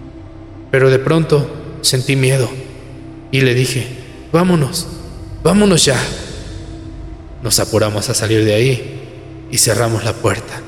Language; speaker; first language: Spanish; native; Spanish